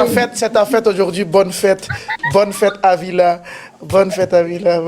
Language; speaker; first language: French; non-native, local second language; Haitian Creole